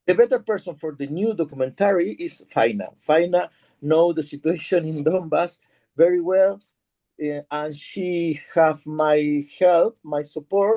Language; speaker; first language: English; non-native, learner; Spanish